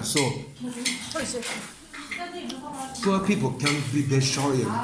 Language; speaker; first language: English; non-native, learner; Japanese